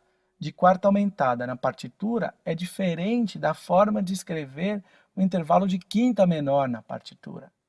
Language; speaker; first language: Portuguese; native; Portuguese